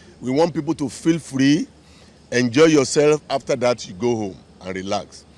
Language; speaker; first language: Nigerian Pidgin; non-native, local second language; Yoruba